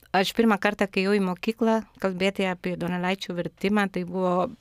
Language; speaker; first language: Lithuanian; non-native, fluent; Spanish